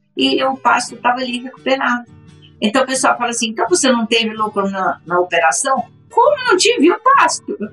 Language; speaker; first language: Portuguese; native; Portuguese